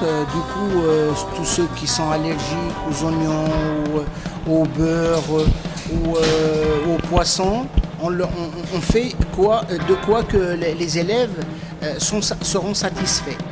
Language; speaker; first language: French; native; French